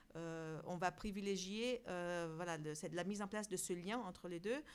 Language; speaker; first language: French; non-native, fluent; Portuguese